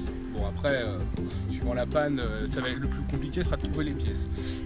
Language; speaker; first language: French; native; French